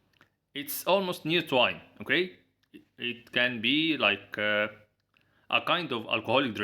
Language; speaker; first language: English; non-native, fluent; Arabic